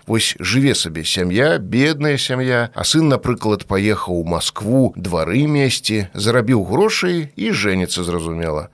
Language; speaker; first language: Belarusian; native; Belarusian